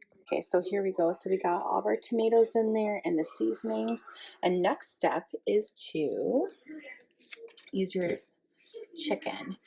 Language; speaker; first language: English; native; English